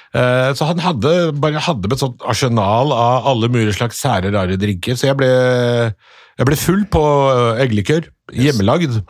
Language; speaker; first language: Norwegian; early bilingual, other home language; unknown